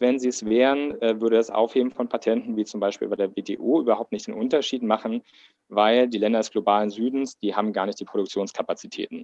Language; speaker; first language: German; native; German